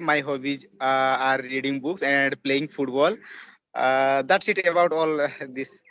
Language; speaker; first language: English; non-native, learner; Odia